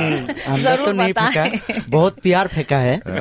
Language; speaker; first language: Hindi; non-native, learner; Bangla